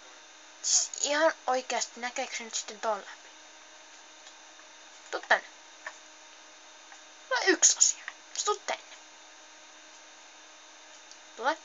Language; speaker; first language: Finnish; native; Finnish